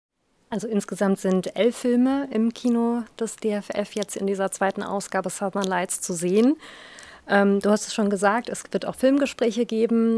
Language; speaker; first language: German; native; German